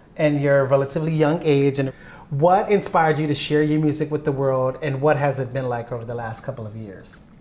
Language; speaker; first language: English; native; English